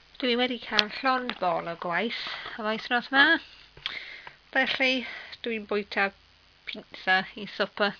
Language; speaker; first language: Welsh; non-native, learner; English